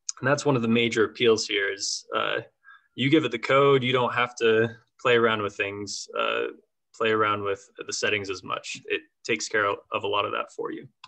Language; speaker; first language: English; native; English